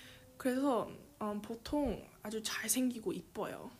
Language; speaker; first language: Korean; early bilingual, heritage; Korean